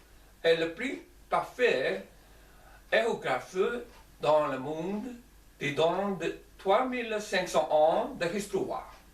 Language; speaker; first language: French; non-native, learner; Chinese